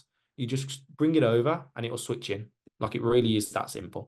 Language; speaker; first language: English; native; English